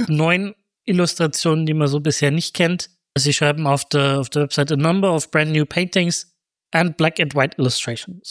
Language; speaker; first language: German; native; German